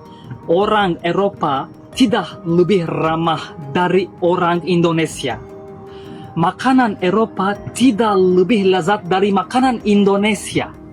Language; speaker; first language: Indonesian; non-native, learner; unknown